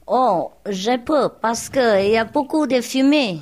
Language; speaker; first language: French; non-native, learner; Vietnamese